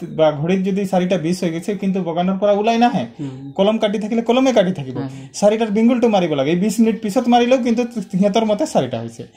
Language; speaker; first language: Assamese; non-native, local second language; Sadri